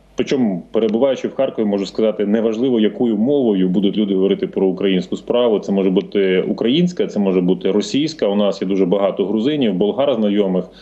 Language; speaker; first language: Ukrainian; native; Ukrainian